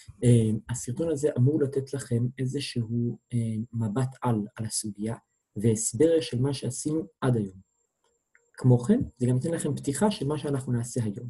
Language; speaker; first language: Hebrew; native; Hebrew